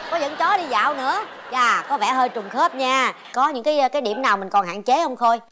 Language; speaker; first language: Vietnamese; native; Vietnamese